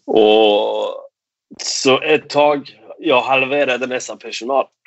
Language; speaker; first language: Swedish; non-native, fluent; Persian